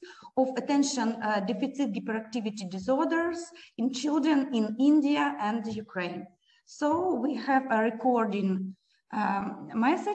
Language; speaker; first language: English; non-native, learner; Ukrainian